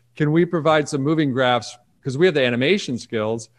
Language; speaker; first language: English; native; English